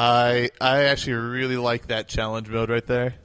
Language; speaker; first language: English; native; English